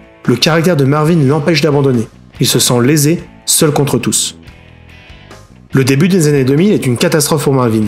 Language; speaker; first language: French; native; French